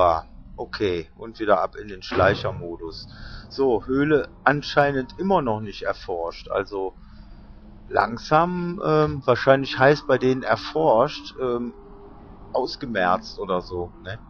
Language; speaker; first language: German; native; German